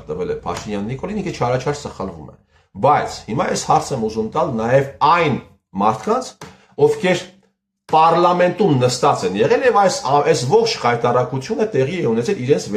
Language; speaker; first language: Armenian; native; Armenian